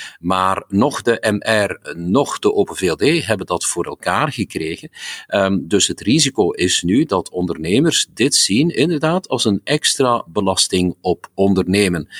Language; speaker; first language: Dutch; native; Dutch